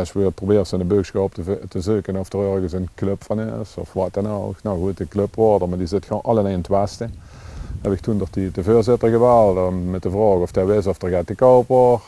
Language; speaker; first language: Dutch; native; Dutch